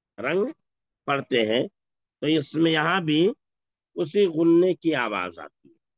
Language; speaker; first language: Urdu; native; Urdu